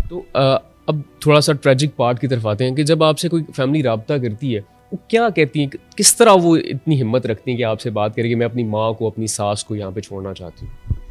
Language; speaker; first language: Urdu; native; Urdu